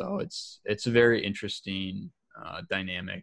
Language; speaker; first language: English; native; English